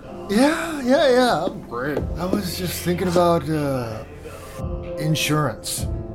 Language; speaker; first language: English; native; English